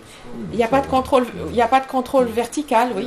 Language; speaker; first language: French; native; French